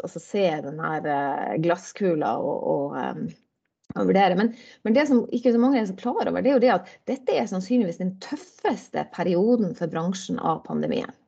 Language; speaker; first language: Norwegian; native; Norwegian